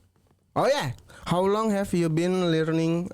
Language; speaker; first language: English; non-native, learner; Indonesian